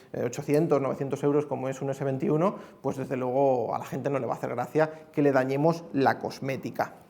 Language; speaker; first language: Spanish; native; Spanish